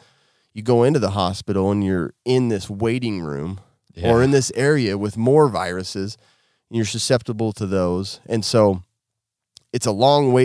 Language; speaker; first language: English; native; English